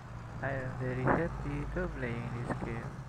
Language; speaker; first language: English; non-native, learner; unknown